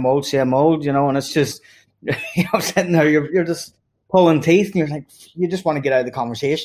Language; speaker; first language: English; native; English